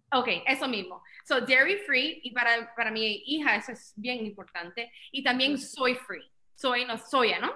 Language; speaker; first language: Spanish; early bilingual, heritage; Spanish